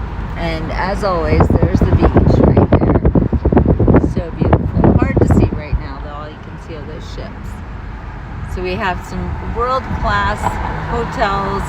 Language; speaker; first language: English; native; English